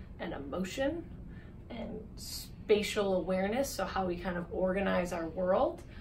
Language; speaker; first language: English; native; English